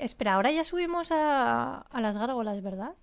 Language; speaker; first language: Spanish; native; Spanish